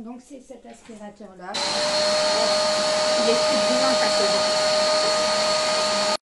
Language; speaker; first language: French; native; French